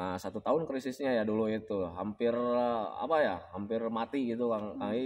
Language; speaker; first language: Indonesian; native; Indonesian